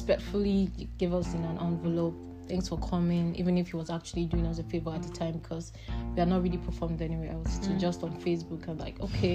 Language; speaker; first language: English; non-native, local second language; Igbo